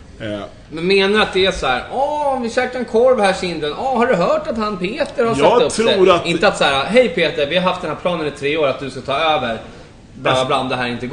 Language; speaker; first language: Swedish; native; Swedish